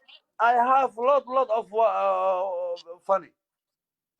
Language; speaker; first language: English; non-native, learner; Somali